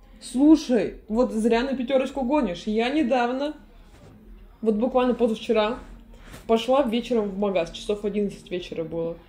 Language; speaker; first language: Russian; native; Russian